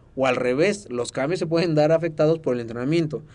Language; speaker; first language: Spanish; native; Spanish